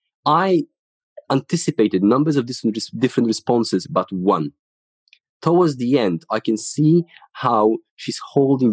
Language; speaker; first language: English; non-native, fluent; Polish